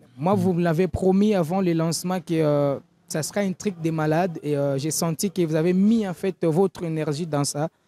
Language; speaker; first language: French; native; French